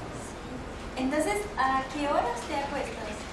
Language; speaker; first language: Spanish; non-native, fluent; Portuguese